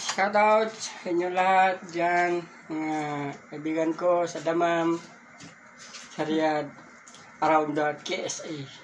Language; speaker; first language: Filipino; non-native, local second language; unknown